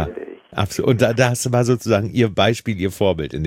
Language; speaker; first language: German; native; German